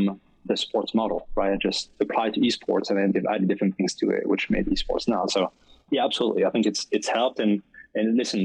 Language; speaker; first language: English; non-native, fluent; French